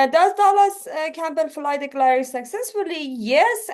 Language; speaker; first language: English; non-native, learner; Persian